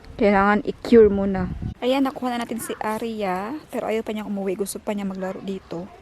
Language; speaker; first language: Filipino; non-native, local second language; Cebuano